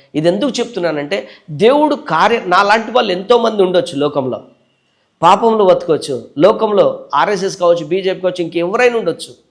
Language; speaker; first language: Telugu; native; Telugu